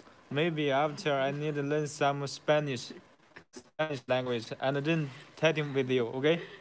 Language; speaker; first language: English; non-native, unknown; Chinese